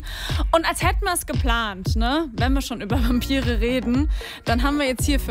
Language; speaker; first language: German; native; German